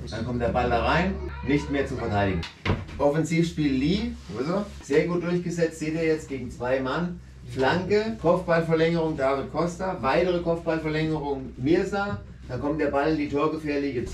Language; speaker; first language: German; native; German